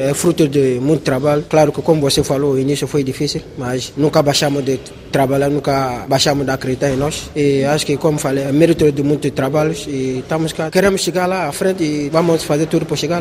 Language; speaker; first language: Portuguese; non-native, fluent; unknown